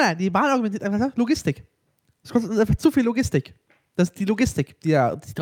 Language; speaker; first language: German; native; German